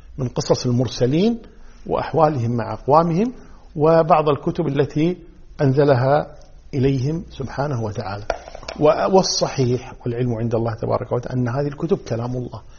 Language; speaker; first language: Arabic; native; Arabic